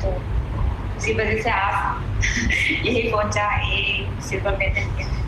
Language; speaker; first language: Hindi; non-native, local second language; Manipuri